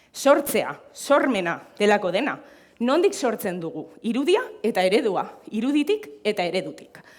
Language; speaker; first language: Basque; non-native, local second language; Spanish